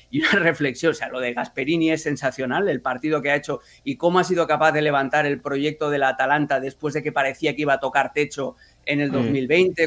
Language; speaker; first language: Spanish; native; Spanish